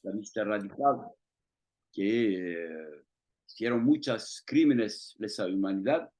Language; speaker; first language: Spanish; non-native, fluent; Turkish